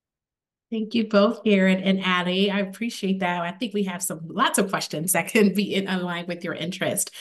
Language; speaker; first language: English; native; English